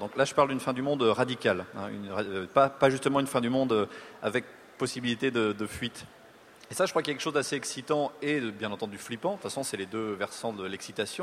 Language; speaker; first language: French; native; French